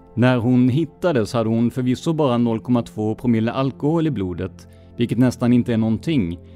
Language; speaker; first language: Swedish; native; Swedish